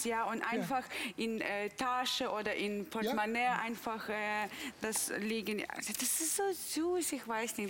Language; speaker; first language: German; non-native, fluent; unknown